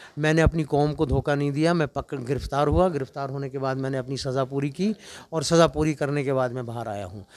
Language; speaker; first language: Urdu; non-native, local second language; Kashmiri